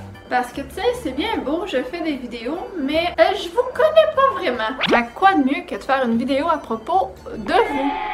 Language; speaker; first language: French; native; French